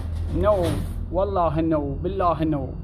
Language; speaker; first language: English; non-native, learner; Persian